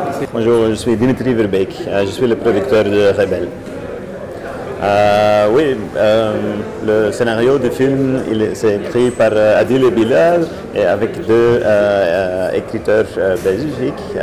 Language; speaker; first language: French; non-native, fluent; Dutch